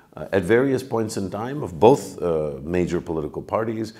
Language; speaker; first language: English; early bilingual, other home language; Urdu